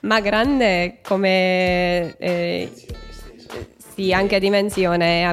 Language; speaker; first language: Italian; non-native, learner; Hungarian